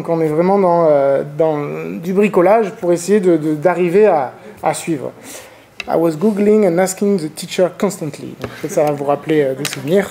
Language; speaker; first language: French; native; French